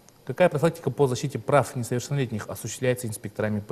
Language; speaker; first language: Russian; native; Russian